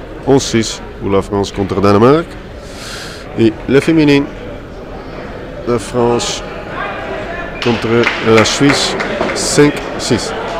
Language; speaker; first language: French; non-native, learner; Dutch